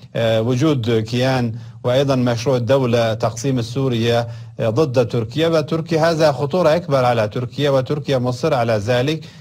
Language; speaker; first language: Arabic; non-native, fluent; Turkish